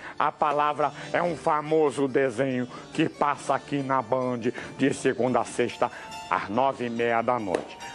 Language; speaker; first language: Portuguese; native; Portuguese